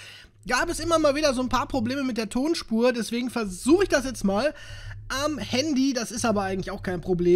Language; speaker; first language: German; native; German